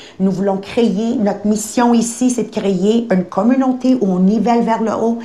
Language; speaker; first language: French; native; French